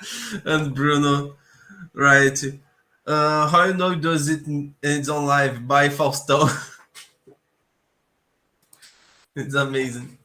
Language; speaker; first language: English; non-native, learner; Portuguese